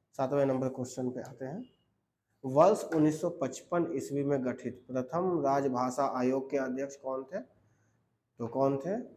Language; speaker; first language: Hindi; native; Hindi